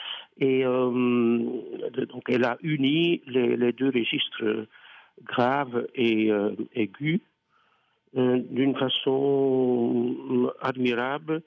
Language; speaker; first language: French; non-native, fluent; Dutch